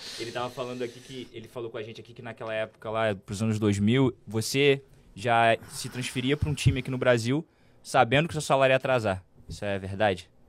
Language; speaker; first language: Portuguese; native; Portuguese